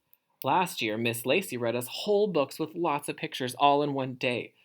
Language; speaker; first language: English; native; English